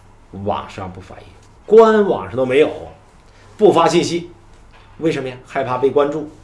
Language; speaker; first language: Chinese; native; Chinese